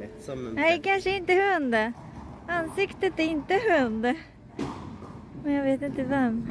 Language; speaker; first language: Swedish; non-native, learner; Japanese